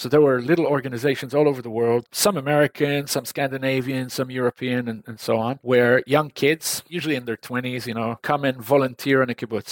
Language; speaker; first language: English; non-native, fluent; Hebrew